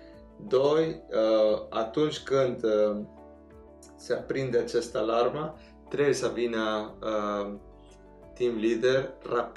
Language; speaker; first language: Romanian; non-native, fluent; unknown